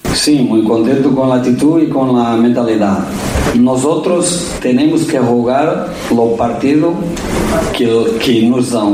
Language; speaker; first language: Portuguese; non-native, learner; Spanish